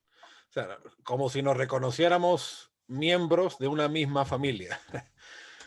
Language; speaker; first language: Spanish; native; Spanish